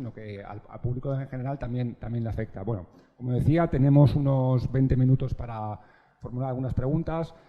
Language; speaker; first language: Spanish; native; Spanish